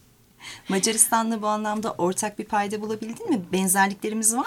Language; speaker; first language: Turkish; native; Turkish